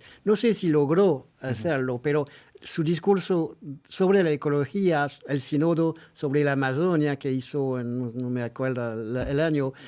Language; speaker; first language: Spanish; non-native, fluent; French